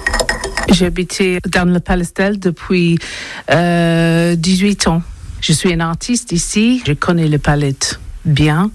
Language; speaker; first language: French; non-native, learner; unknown